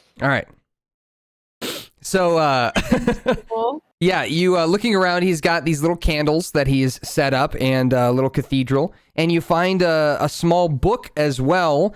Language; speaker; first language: English; native; English